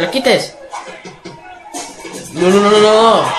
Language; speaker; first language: Spanish; native; Spanish